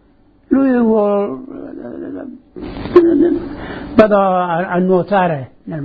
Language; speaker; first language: Italian; early bilingual, heritage; Italian